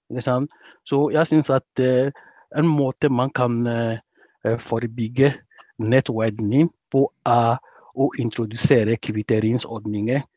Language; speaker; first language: Norwegian; non-native, fluent; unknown